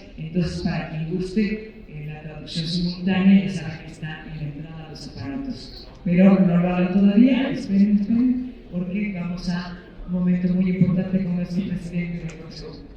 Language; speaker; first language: Spanish; native; Spanish